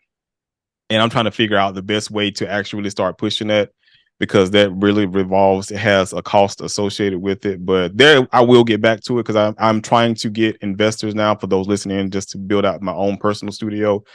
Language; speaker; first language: English; native; English